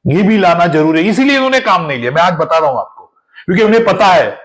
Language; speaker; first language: Hindi; non-native, local second language; Marathi